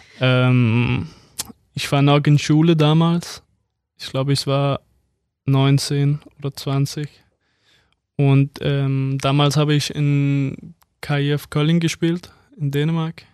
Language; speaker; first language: German; non-native, fluent; Danish